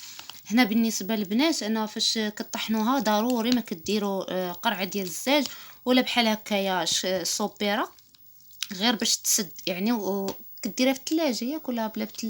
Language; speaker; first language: Arabic; native; Arabic